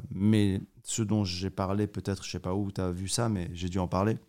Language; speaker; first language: French; native; French